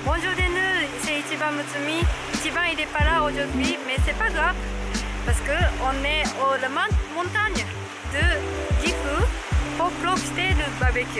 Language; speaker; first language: French; non-native, learner; Japanese